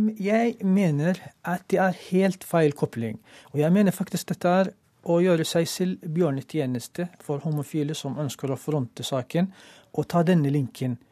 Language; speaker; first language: Norwegian; non-native, fluent; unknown